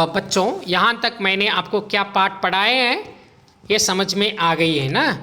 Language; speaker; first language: Hindi; non-native, local second language; Kannada